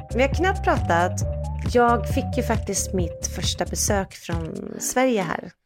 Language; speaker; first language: Swedish; native; Swedish